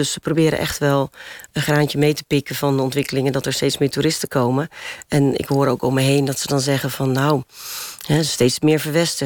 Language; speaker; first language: Dutch; native; Dutch